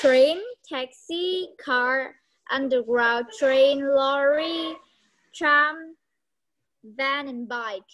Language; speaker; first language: English; non-native, learner; Vietnamese